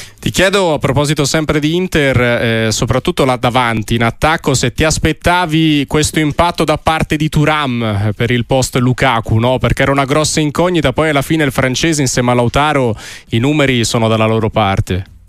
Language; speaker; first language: Italian; native; Italian